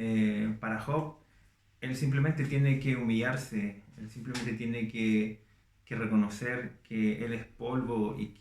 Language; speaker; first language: Spanish; native; Spanish